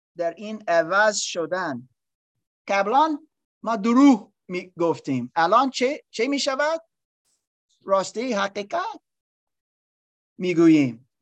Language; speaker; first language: Persian; non-native, learner; English